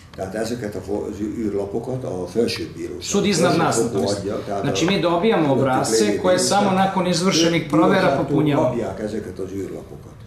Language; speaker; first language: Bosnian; non-native, local second language; Hungarian